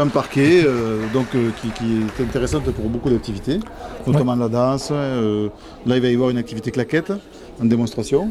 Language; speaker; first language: French; native; French